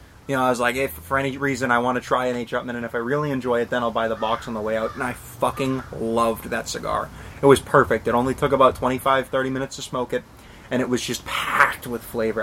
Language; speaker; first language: English; native; English